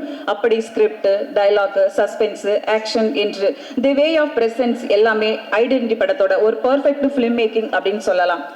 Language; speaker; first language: Tamil; native; Tamil